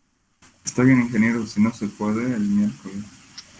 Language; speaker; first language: Spanish; native; Spanish